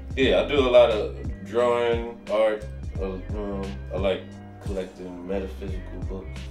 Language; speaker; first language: English; native; English